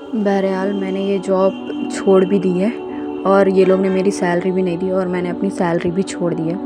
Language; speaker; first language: Hindi; non-native, local second language; Urdu